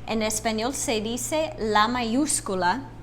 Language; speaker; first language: Spanish; non-native, fluent; English